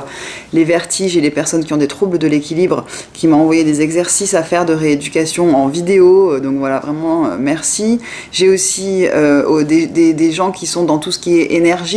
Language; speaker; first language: French; native; French